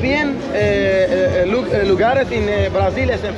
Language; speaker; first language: Spanish; non-native, learner; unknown